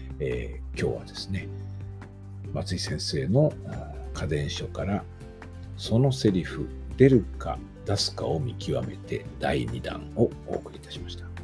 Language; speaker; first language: Japanese; native; Japanese